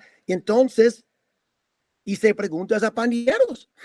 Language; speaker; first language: Spanish; non-native, fluent; English